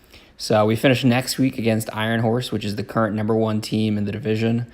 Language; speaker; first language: English; native; English